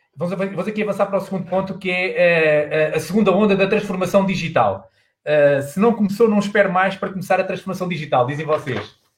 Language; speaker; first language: Portuguese; native; Portuguese